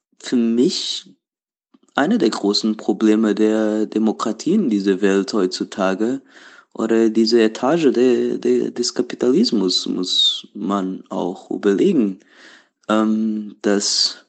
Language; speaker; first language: German; non-native, learner; Portuguese